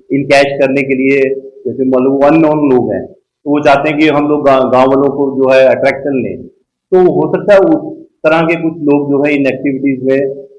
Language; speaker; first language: Hindi; native; Hindi